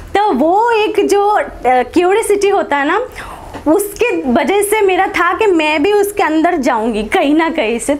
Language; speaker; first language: Hindi; non-native, local second language; Bangla